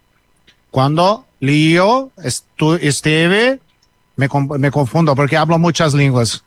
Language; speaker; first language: Spanish; non-native, learner; Portuguese